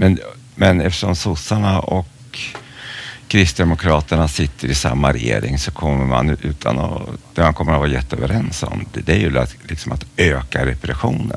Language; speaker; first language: Swedish; native; Swedish